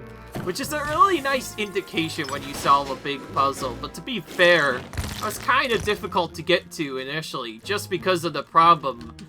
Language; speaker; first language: English; native; English